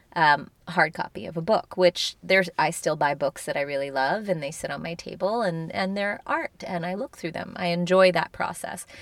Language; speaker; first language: English; native; English